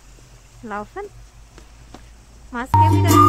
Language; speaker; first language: German; non-native, learner; Indonesian